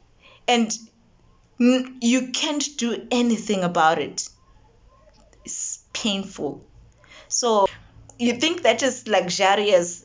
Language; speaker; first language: English; non-native, local second language; Zulu